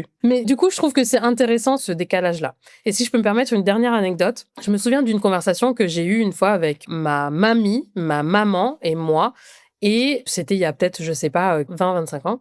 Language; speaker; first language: French; native; French